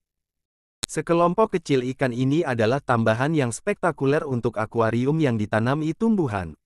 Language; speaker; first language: Indonesian; native; Indonesian